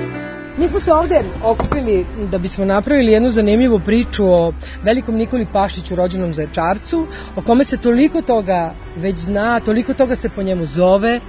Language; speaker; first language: Serbian; native; Serbian